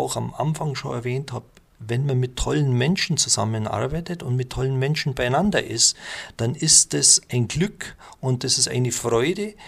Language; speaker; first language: German; native; German